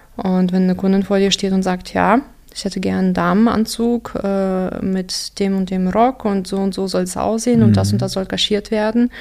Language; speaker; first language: German; non-native, local second language; Russian